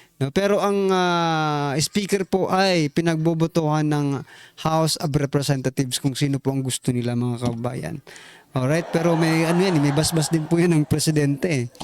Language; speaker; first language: Filipino; native; Filipino